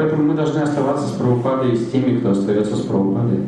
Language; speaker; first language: Russian; native; Russian